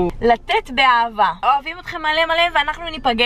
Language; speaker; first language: Hebrew; native; Hebrew